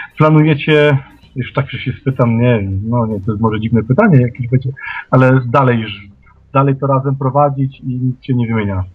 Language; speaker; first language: Polish; native; Polish